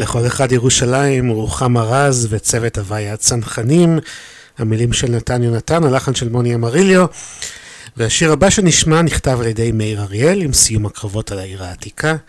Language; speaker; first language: Hebrew; native; Hebrew